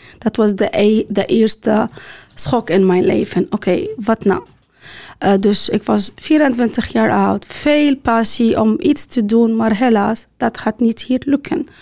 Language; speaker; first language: Dutch; non-native, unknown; Arabic